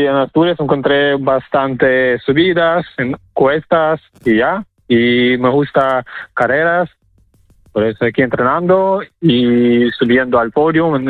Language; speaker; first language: Spanish; non-native, learner; Ukrainian